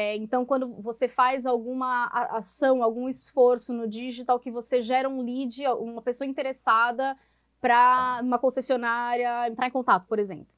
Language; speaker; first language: Portuguese; native; Portuguese